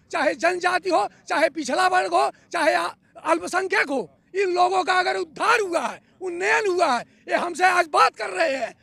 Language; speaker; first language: Hindi; native; Hindi